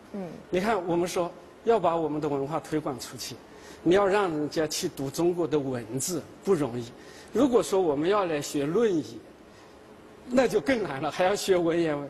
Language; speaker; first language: Chinese; native; Chinese